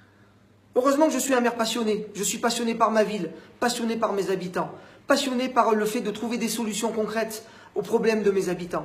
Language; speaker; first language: French; native; French